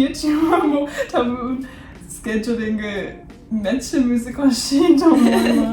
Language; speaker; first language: Japanese; non-native, learner; English